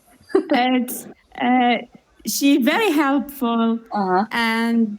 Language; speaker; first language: English; non-native, learner; Arabic